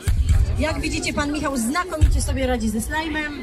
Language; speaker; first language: Polish; native; Polish